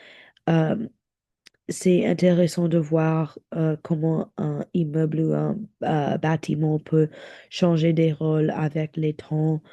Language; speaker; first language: French; non-native, learner; English